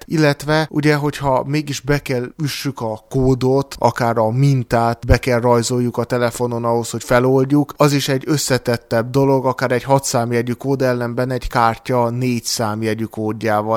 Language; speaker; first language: Hungarian; native; Hungarian